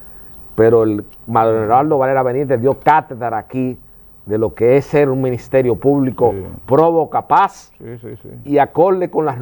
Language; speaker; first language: Spanish; native; Spanish